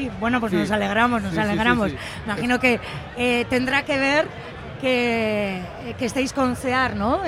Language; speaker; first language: Spanish; native; Spanish